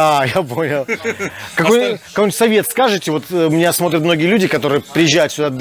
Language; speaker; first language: Russian; native; Russian